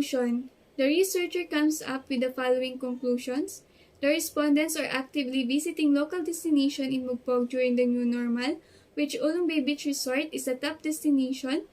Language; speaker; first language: English; non-native, local second language; Filipino